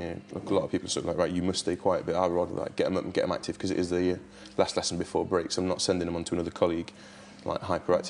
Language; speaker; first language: English; native; English